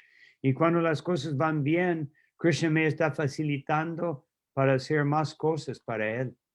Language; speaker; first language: Spanish; non-native, fluent; English